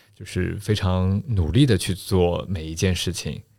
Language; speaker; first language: Chinese; non-native, local second language; Wu Chinese